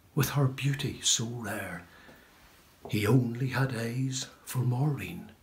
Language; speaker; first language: English; native; English